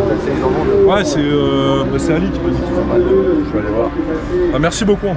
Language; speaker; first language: French; native; French